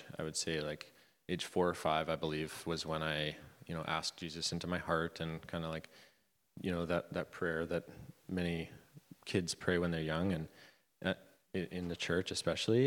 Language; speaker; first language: English; native; English